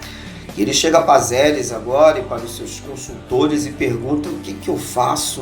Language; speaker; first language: Portuguese; native; Portuguese